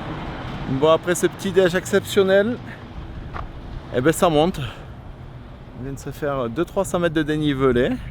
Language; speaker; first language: French; native; French